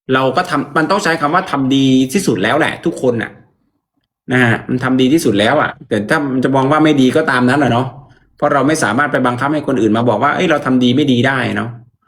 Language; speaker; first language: Thai; native; Thai